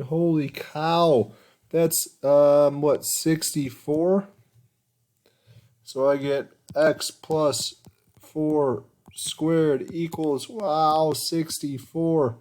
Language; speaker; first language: English; native; English